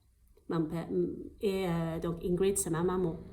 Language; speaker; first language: French; non-native, fluent; English